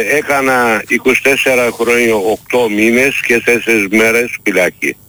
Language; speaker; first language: Greek; non-native, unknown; Turkish